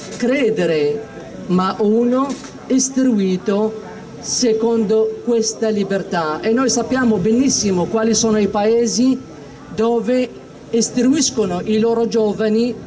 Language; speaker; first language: Italian; non-native, fluent; Aramaic